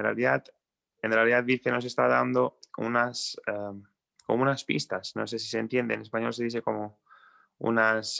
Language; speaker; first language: Spanish; non-native, fluent; Croatian